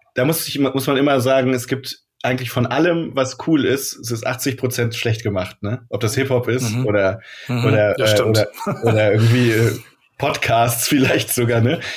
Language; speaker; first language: German; native; German